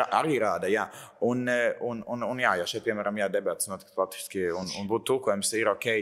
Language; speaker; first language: Latvian; non-native, fluent; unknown